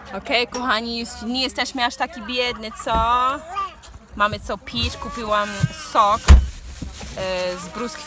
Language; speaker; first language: Polish; non-native, fluent; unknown